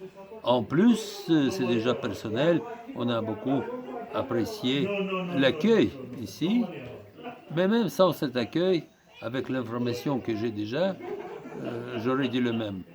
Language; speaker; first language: French; non-native, fluent; Russian